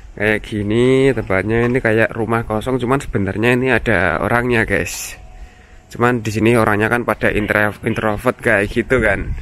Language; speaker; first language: Indonesian; native; Indonesian